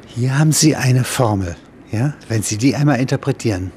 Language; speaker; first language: German; native; German